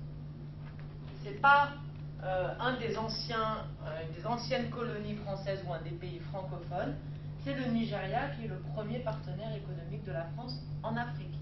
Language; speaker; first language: French; native; French